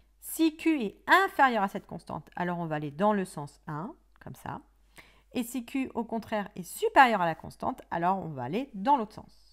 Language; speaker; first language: French; native; French